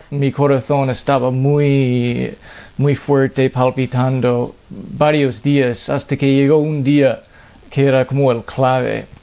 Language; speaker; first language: Spanish; non-native, fluent; English